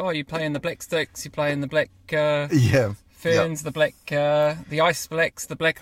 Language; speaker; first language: English; native; English